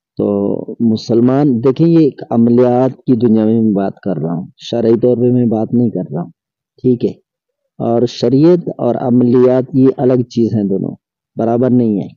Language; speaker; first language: Urdu; non-native, local second language; Sindhi